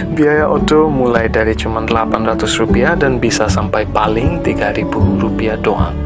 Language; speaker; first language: Indonesian; non-native, fluent; Bangla